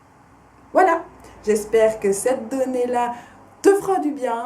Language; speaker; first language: French; native; French